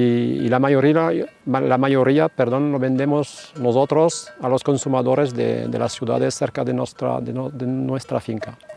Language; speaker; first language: Spanish; non-native, fluent; French